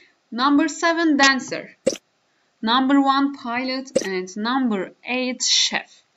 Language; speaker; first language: English; non-native, fluent; Turkish